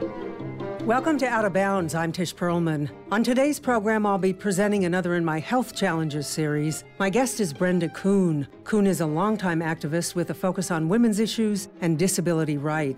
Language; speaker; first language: English; native; English